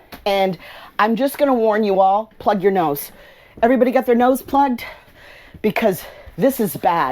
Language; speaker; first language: English; native; English